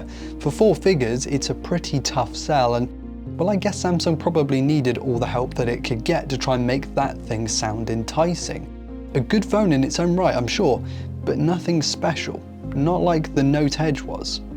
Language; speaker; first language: English; native; English